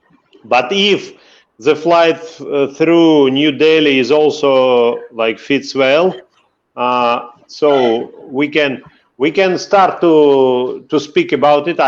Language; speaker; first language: English; non-native, fluent; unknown